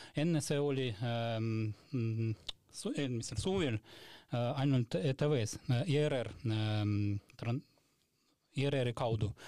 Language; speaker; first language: Estonian; non-native, local second language; Russian